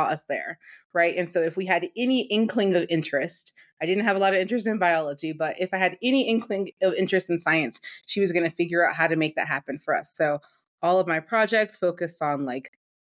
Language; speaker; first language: English; native; English